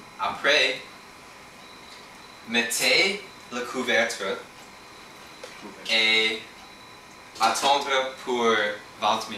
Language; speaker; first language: French; non-native, learner; English